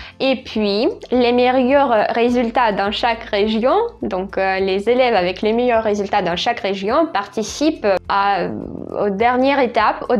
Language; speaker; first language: French; non-native, fluent; Russian